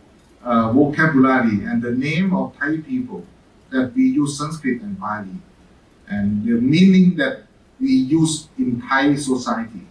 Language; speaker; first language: English; non-native, fluent; Thai